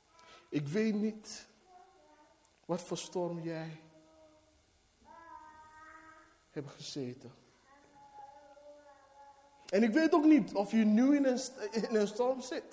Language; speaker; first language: Dutch; non-native, fluent; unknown